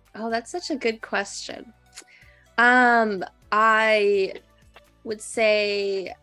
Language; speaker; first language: English; native; English